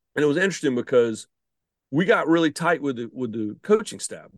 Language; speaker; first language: English; native; English